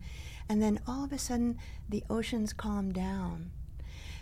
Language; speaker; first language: English; early bilingual, other home language; Spanish